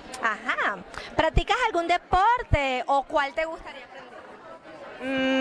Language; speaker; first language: Spanish; native; Spanish